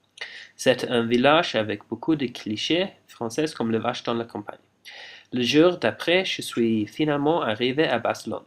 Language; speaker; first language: French; non-native, fluent; English